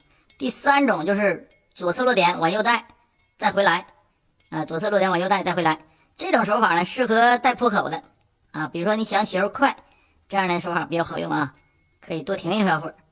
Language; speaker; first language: Chinese; native; Chinese